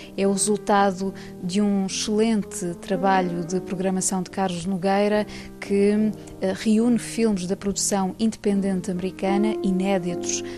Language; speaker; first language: Portuguese; native; Portuguese